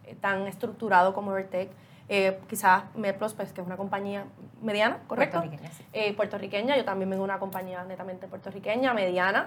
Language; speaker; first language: Spanish; native; Spanish